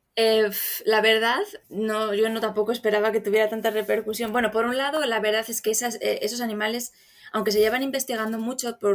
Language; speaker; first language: Spanish; native; Spanish